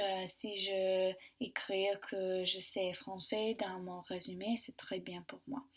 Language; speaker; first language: French; non-native, learner; English